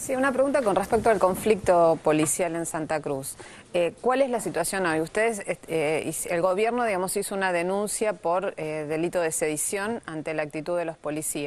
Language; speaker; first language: Spanish; native; Spanish